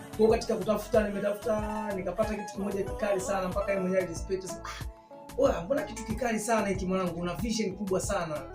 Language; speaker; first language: Swahili; native; Swahili